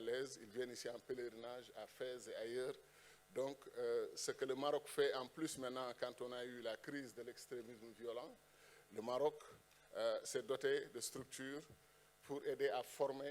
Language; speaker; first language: French; non-native, local second language; Wolof